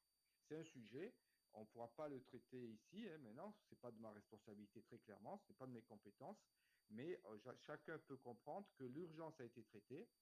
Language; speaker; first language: French; native; French